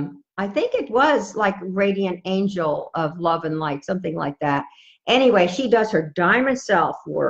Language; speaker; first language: English; native; English